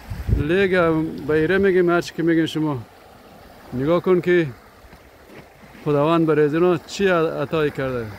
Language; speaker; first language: Persian; native; Persian